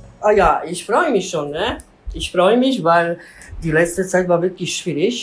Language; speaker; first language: German; non-native, learner; Polish